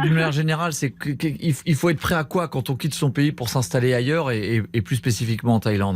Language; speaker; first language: French; native; French